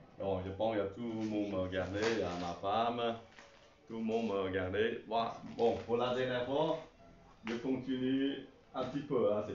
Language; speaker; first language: French; non-native, learner; Chinese